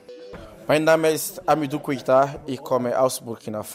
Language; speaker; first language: German; non-native, learner; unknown